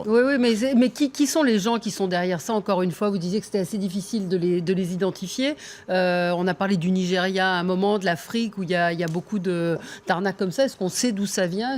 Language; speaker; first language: French; native; French